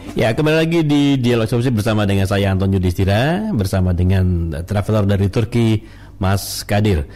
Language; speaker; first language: Indonesian; native; Indonesian